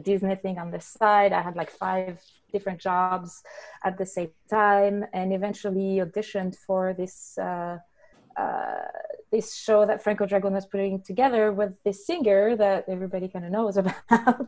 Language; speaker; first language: English; non-native, fluent; French